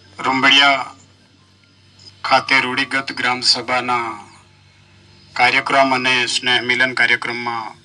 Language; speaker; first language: Gujarati; non-native, local second language; Rathawi